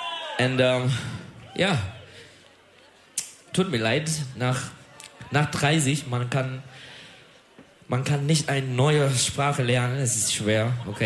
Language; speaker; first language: German; non-native, learner; Turkish